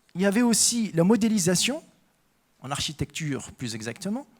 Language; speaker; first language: French; non-native, local second language; Arabic